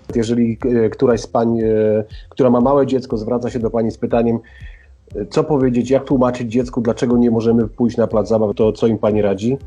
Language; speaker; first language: Polish; native; Polish